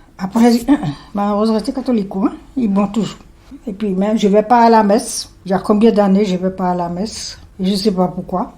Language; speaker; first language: French; non-native, local second language; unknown